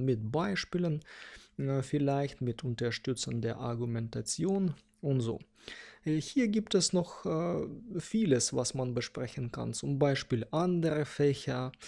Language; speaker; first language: German; non-native, fluent; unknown